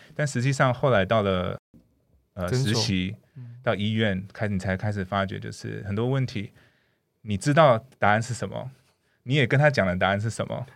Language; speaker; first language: Chinese; non-native, fluent; English